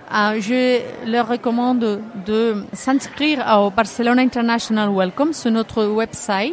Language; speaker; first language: French; non-native, fluent; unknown